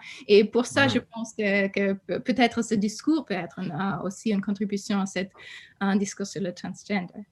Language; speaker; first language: French; non-native, fluent; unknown